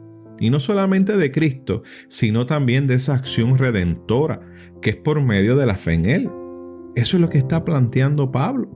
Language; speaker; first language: Spanish; native; Spanish